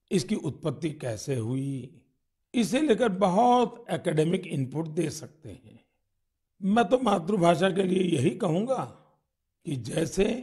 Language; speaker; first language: Hindi; non-native, local second language; Gujarati